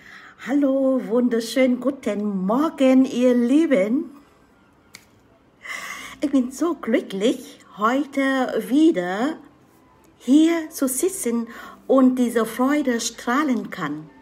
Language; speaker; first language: German; non-native, learner; Vietnamese